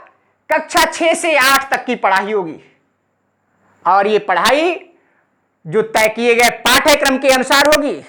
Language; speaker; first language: Hindi; native; Hindi